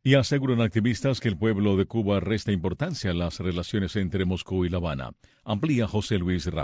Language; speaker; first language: Spanish; native; Spanish